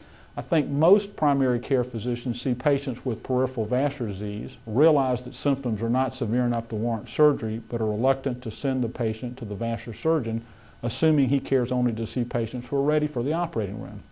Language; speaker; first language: English; native; English